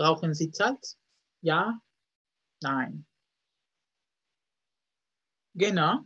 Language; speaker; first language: German; non-native, fluent; Spanish